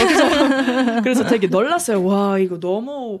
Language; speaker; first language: Korean; non-native, learner; English